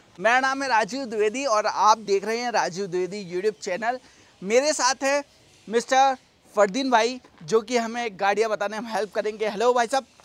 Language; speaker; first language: Hindi; native; Hindi